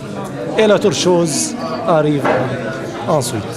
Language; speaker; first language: French; non-native, learner; Arabic